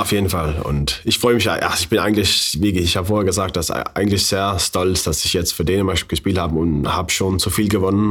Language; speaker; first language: German; non-native, fluent; Danish